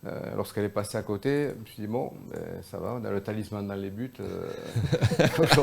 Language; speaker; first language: French; native; French